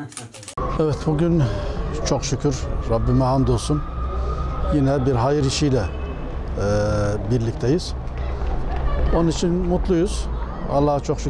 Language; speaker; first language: Turkish; native; Turkish